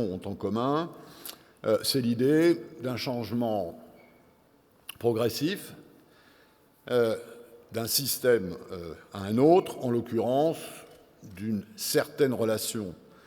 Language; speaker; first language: French; native; French